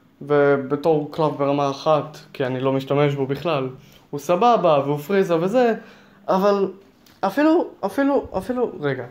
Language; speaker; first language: Hebrew; native; Hebrew